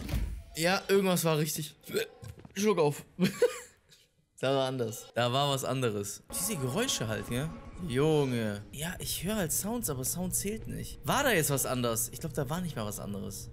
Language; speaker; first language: German; native; German